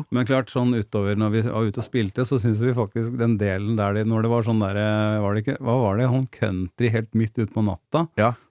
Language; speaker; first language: Norwegian; native; Norwegian